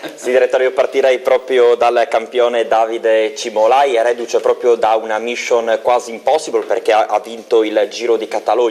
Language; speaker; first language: Italian; native; Italian